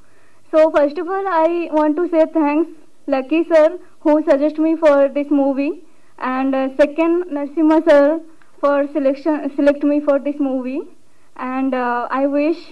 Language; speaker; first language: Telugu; non-native, learner; Odia